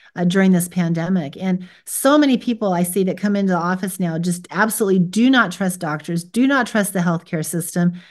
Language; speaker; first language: English; native; English